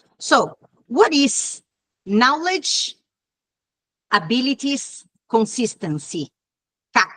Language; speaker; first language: English; non-native, fluent; Portuguese